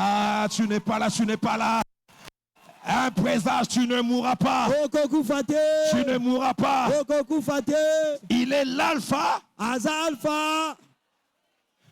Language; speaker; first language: French; non-native, local second language; Lingala